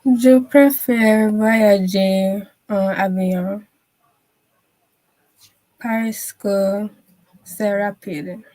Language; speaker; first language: French; non-native, learner; English